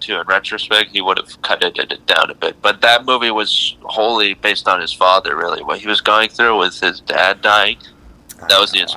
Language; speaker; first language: English; native; English